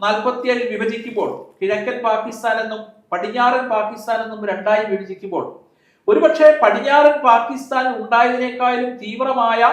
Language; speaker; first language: Malayalam; native; Malayalam